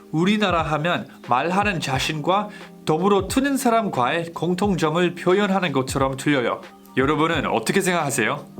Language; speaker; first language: Korean; non-native, fluent; English